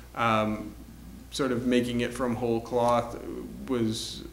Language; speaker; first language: English; native; English